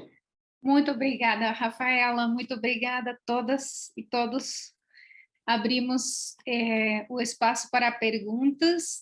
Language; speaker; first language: Portuguese; non-native, fluent; Spanish